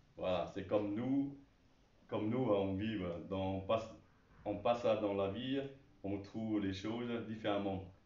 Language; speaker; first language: French; non-native, learner; Chinese